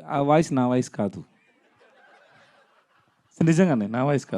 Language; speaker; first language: Telugu; non-native, learner; Tamil